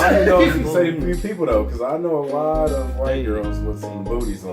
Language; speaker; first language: English; native; English